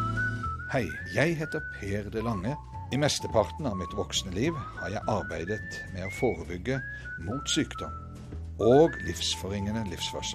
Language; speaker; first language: Norwegian; native; Norwegian